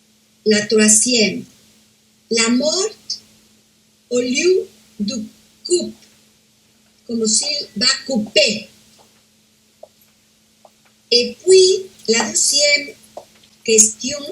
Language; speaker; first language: French; non-native, fluent; Spanish